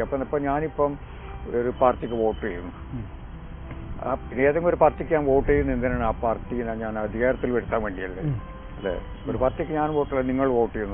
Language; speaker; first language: Malayalam; native; Malayalam